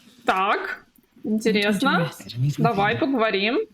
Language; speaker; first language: Russian; native; Russian